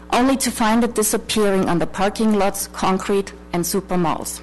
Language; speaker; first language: English; non-native, fluent; German